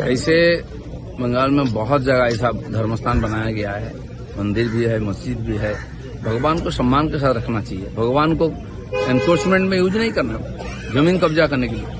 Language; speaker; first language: Hindi; non-native, local second language; Bangla